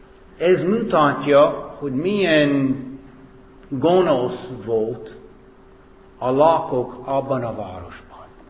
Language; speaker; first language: Hungarian; non-native, fluent; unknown